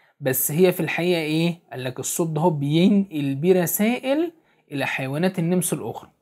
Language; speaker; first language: Arabic; native; Arabic